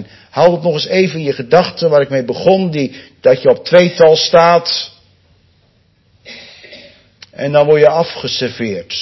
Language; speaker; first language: Dutch; native; Dutch